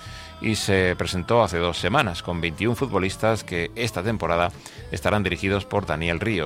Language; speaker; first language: Spanish; native; Spanish